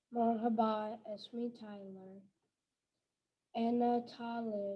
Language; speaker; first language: Arabic; non-native, learner; English